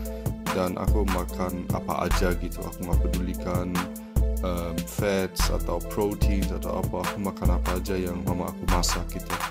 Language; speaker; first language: Indonesian; early bilingual, heritage; Indonesian